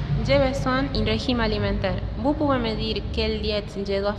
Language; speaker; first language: French; non-native, learner; Spanish